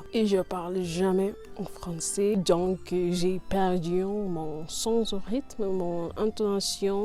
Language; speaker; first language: French; non-native, learner; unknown